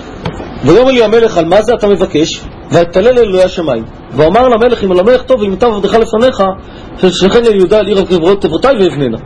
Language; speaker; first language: Hebrew; native; Hebrew